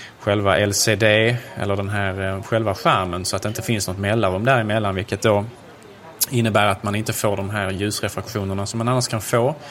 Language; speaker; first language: Swedish; native; Swedish